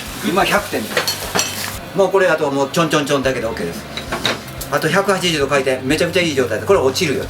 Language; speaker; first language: Japanese; native; Japanese